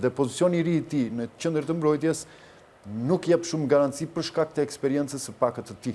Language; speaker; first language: Albanian; native; Albanian